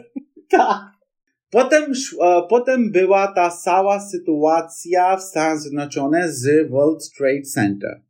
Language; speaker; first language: Polish; non-native, fluent; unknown